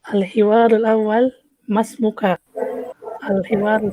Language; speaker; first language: Arabic; non-native, learner; Indonesian